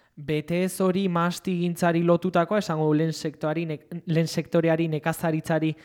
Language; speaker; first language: Basque; native; Basque